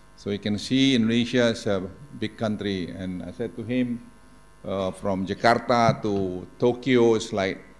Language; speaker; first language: English; non-native, fluent; Indonesian